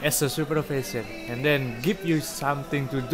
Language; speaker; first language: English; non-native, learner; Indonesian